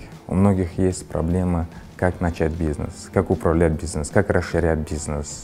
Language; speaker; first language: Russian; non-native, local second language; Uzbek